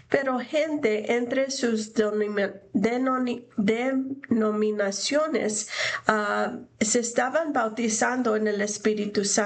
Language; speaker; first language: Spanish; non-native, fluent; English